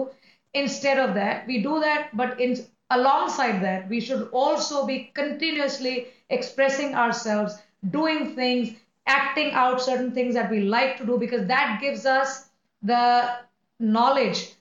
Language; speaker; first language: English; non-native, local second language; Hindi